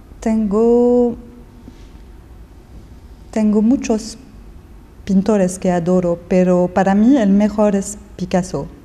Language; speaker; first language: Spanish; non-native, fluent; French